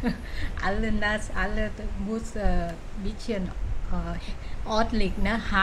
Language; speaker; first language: German; non-native, learner; Thai